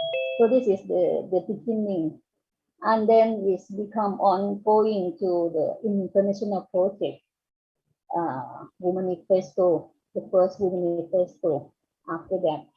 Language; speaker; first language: English; non-native, fluent; Thai